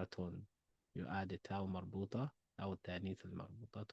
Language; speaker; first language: Arabic; non-native, fluent; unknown